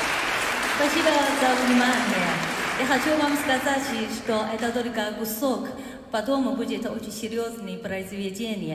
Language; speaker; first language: Russian; non-native, learner; Chinese